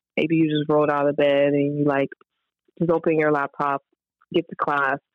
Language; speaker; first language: English; native; English